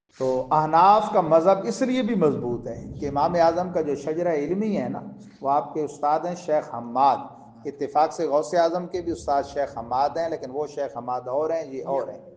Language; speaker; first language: Urdu; non-native, local second language; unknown